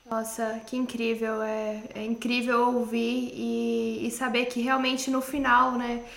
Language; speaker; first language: Portuguese; native; Portuguese